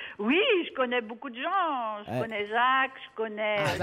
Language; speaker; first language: French; native; French